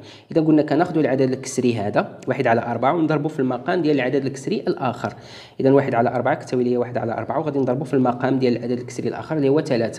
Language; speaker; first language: Arabic; native; Arabic